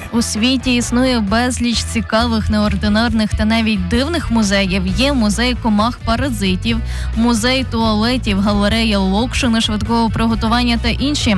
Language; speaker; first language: Ukrainian; native; Ukrainian